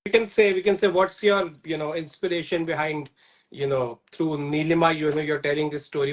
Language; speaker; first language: English; non-native, local second language; Hindi